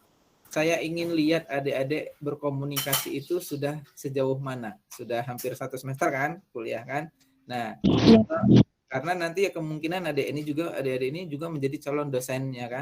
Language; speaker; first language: Indonesian; native; Indonesian